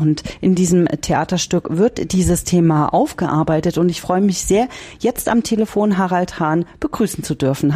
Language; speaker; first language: German; native; German